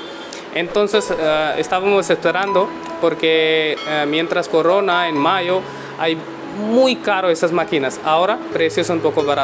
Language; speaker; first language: Spanish; non-native, learner; Hindi